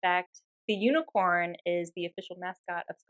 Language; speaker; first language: English; native; English